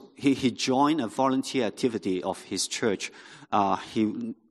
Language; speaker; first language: English; non-native, local second language; Cantonese